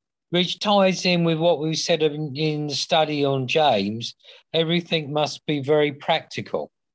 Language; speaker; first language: English; native; English